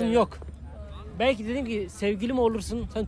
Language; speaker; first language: Turkish; native; Turkish